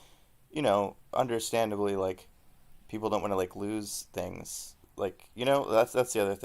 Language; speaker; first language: English; native; English